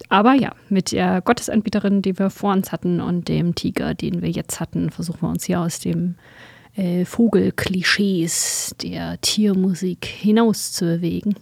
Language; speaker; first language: German; native; German